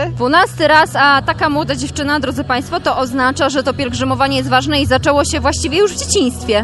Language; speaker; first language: Polish; native; Polish